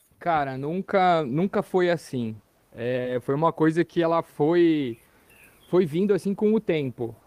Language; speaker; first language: Portuguese; native; Portuguese